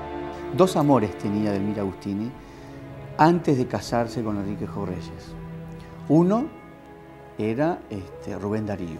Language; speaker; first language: Spanish; native; Spanish